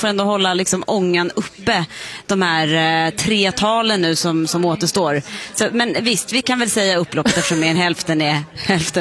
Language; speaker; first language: Swedish; native; Swedish